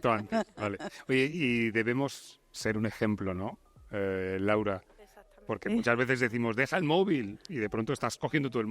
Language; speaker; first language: Spanish; native; Spanish